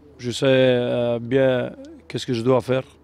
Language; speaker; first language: French; non-native, learner; Albanian